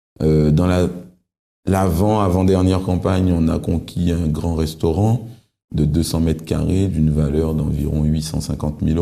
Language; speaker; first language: French; native; French